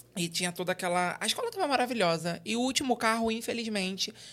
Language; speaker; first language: Portuguese; native; Portuguese